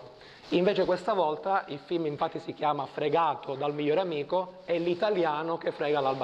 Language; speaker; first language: Italian; native; Italian